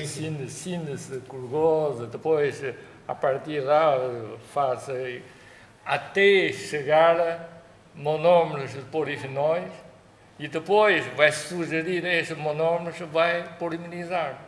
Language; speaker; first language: Portuguese; non-native, fluent; Chinese